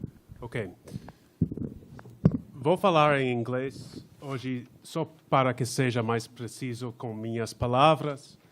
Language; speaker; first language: Portuguese; non-native, fluent; English